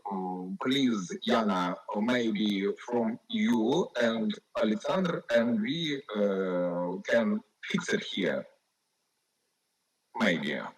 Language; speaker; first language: English; non-native, learner; Ukrainian